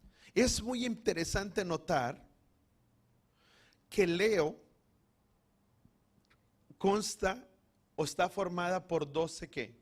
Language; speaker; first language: Spanish; native; Spanish